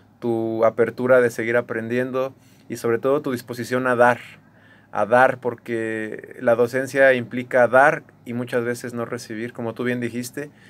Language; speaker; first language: Spanish; native; Spanish